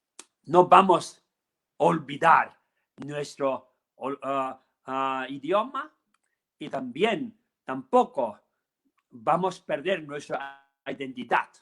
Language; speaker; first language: Spanish; non-native, learner; Tibetan